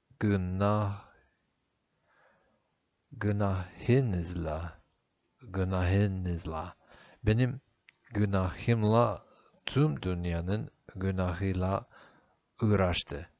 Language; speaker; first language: Turkish; non-native, fluent; English